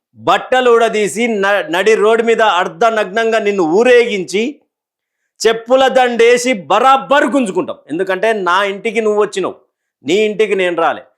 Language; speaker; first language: Telugu; native; Telugu